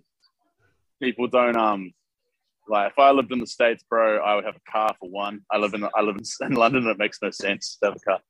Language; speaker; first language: English; native; English